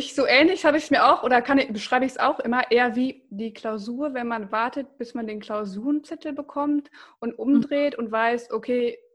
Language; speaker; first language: German; native; German